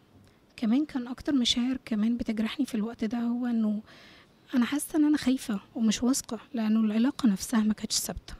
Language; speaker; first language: Arabic; native; Arabic